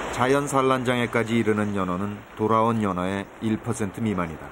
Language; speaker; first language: Korean; native; Korean